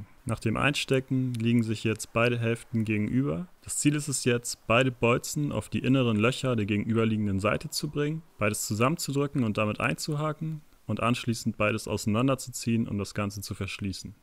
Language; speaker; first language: German; native; German